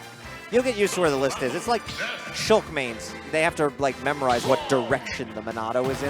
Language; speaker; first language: English; native; English